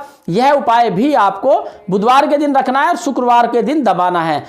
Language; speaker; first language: Hindi; native; Hindi